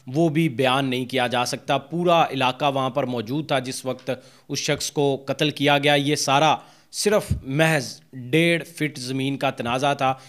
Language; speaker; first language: Urdu; non-native, local second language; Punjabi